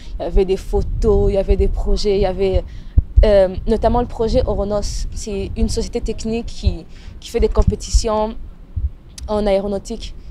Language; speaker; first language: French; non-native, local second language; Lingala